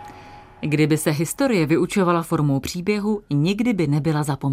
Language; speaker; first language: Czech; native; Czech